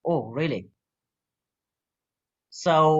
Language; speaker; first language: English; non-native, fluent; Vietnamese